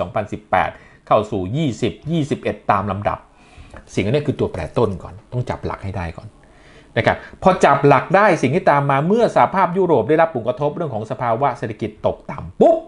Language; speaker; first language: Thai; native; Thai